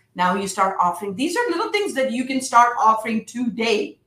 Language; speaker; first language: English; non-native, local second language; Hindi